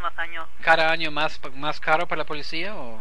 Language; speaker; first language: Spanish; non-native, learner; English